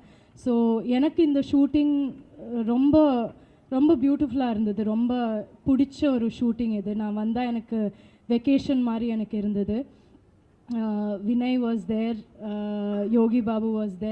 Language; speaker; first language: Tamil; non-native, local second language; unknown